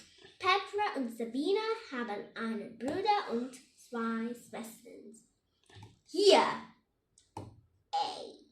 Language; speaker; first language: German; non-native, learner; Vietnamese